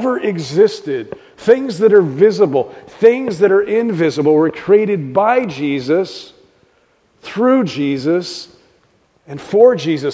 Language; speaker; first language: English; native; English